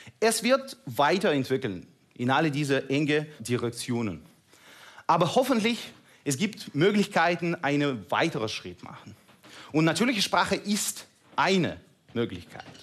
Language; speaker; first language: German; non-native, fluent; Russian